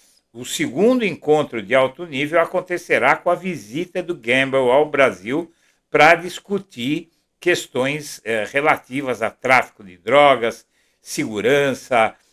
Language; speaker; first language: Portuguese; native; Portuguese